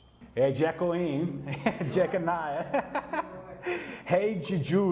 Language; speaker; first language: Portuguese; non-native, learner; English